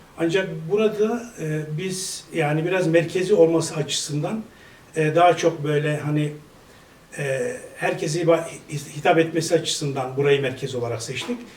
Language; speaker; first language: Turkish; native; Turkish